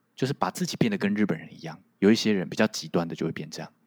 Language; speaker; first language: Chinese; non-native, local second language; Min Nan Chinese